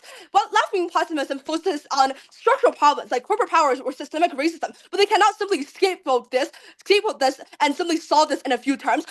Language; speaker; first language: English; non-native, fluent; Chinese